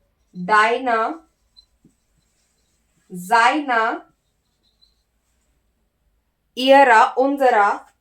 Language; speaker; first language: German; non-native, learner; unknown